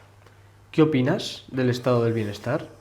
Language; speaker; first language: Spanish; native; Spanish